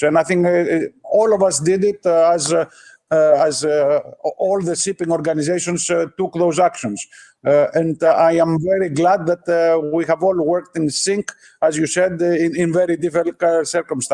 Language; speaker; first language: English; non-native, fluent; Greek